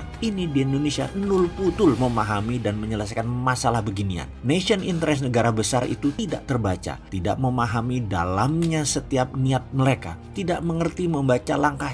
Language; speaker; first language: Indonesian; native; Indonesian